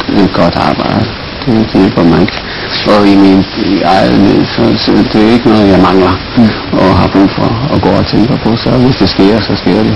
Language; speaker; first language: Danish; early bilingual, heritage; English